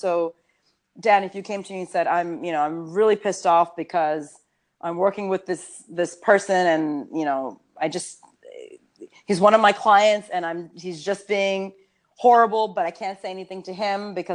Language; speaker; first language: English; early bilingual, other home language; Urdu